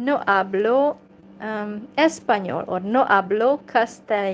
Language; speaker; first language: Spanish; non-native, learner; Hungarian